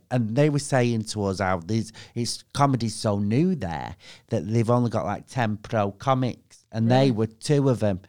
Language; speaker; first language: English; native; English